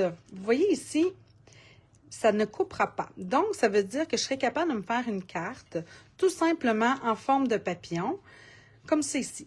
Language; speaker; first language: French; native; French